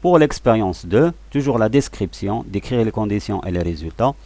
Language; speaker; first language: French; non-native, local second language; Arabic